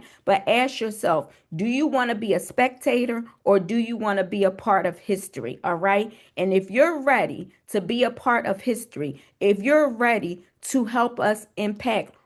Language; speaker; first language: English; native; English